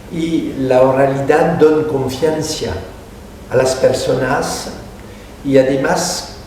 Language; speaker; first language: Spanish; non-native, fluent; French